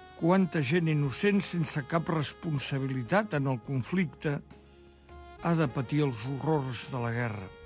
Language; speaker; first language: Catalan; native; Catalan